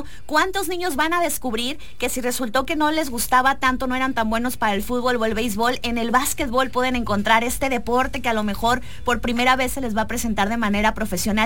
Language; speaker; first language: Spanish; native; Spanish